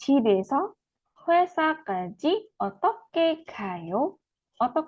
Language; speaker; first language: Korean; non-native, fluent; Indonesian